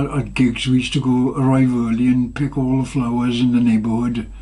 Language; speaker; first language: English; native; English